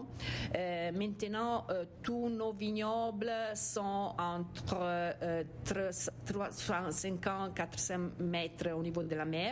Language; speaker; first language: French; non-native, fluent; Italian